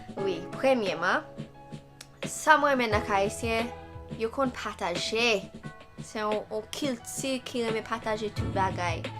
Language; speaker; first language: Haitian Creole; non-native, fluent; English